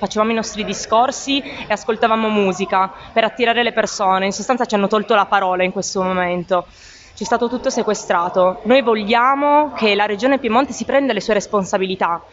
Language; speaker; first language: Italian; native; Italian